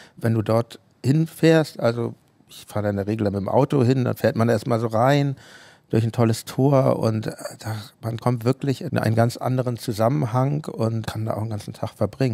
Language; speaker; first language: German; native; German